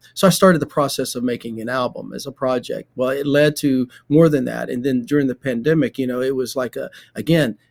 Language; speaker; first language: English; native; English